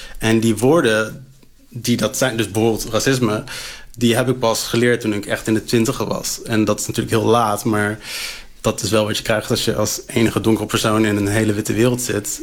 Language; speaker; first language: Dutch; native; Dutch